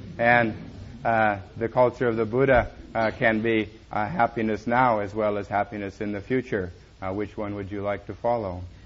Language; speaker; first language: English; native; English